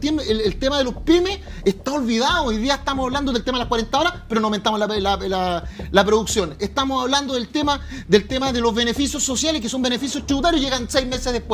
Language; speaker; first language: Spanish; native; Spanish